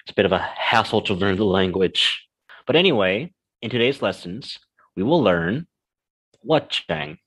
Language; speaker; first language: English; native; English